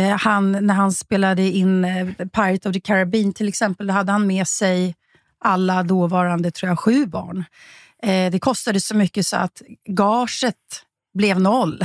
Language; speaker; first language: Swedish; native; Swedish